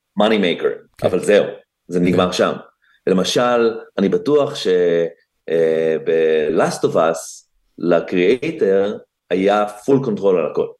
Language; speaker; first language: Hebrew; native; Hebrew